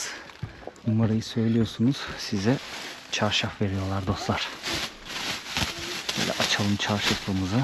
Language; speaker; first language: Turkish; native; Turkish